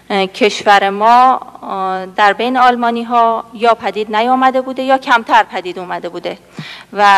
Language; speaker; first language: Persian; native; Persian